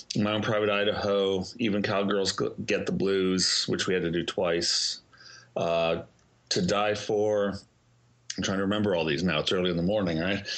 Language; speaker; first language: English; native; English